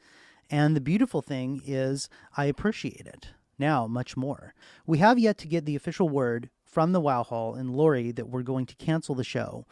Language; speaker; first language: English; native; English